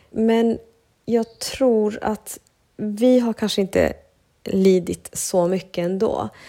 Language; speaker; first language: Swedish; early bilingual, other home language; Spanish